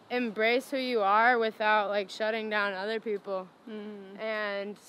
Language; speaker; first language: English; native; English